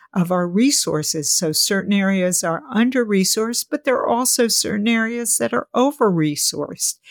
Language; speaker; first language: English; native; English